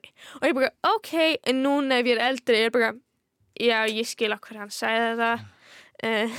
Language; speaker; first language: Icelandic; early bilingual, heritage; Icelandic